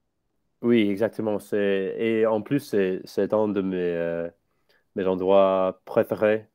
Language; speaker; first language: French; non-native, fluent; English